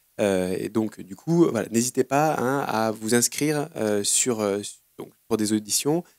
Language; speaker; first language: French; native; French